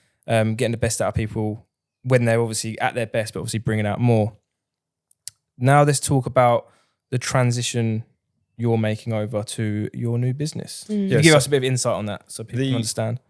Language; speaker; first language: English; native; English